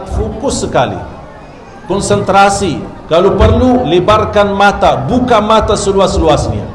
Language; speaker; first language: Malay; non-native, fluent; Arabic